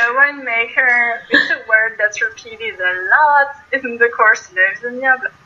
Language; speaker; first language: English; non-native, fluent; French